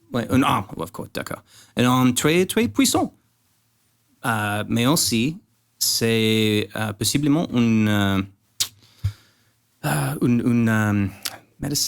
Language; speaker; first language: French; non-native, learner; English